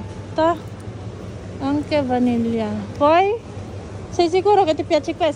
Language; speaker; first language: Italian; non-native, fluent; Filipino